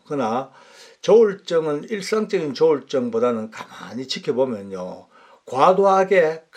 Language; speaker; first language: Korean; native; Korean